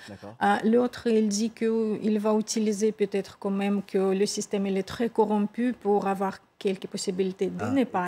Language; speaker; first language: French; non-native, fluent; Russian